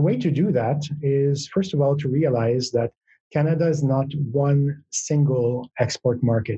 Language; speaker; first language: English; non-native, fluent; French